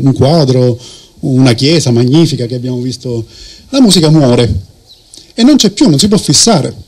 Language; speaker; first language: Italian; native; Italian